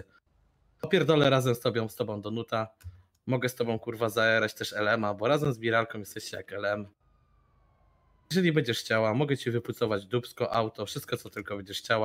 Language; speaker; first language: Polish; native; Polish